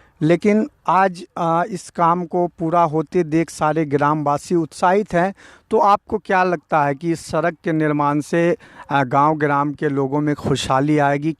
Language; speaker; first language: Hindi; native; Hindi